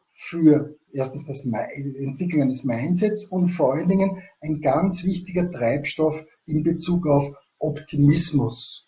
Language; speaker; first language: German; native; German